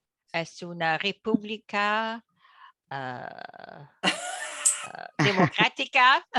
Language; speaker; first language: Spanish; non-native, learner; French